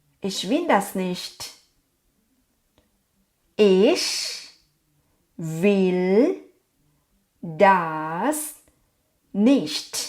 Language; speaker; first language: German; non-native, fluent; Thai